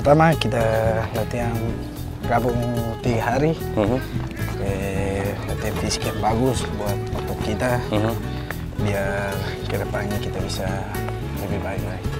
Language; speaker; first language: Indonesian; non-native, learner; Tetum